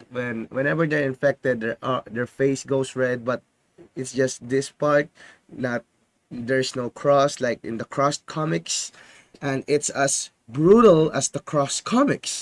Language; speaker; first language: English; non-native, fluent; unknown